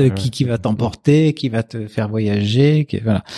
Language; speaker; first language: French; native; French